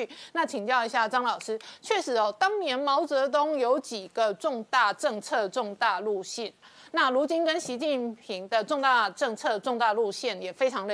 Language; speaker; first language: Chinese; native; Chinese